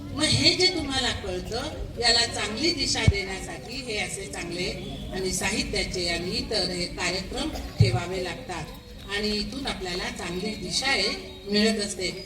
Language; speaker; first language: Marathi; non-native, local second language; Marwari